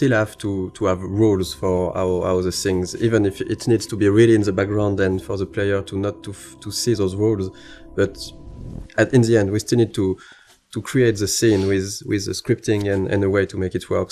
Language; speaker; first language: English; non-native, fluent; French